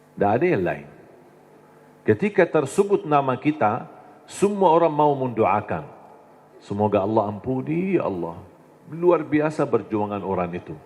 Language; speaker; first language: Indonesian; non-native, fluent; Arabic